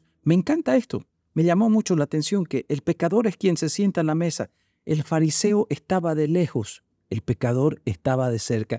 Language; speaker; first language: Spanish; native; Spanish